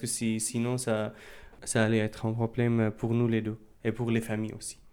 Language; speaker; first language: French; non-native, fluent; Arabic